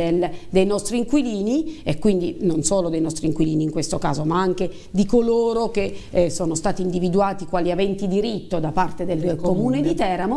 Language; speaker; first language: Italian; native; Italian